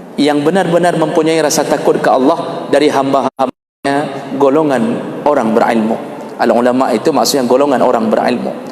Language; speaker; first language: Malay; non-native, local second language; Achinese